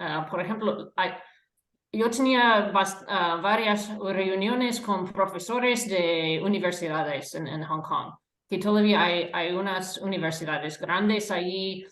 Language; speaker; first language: Spanish; non-native, fluent; English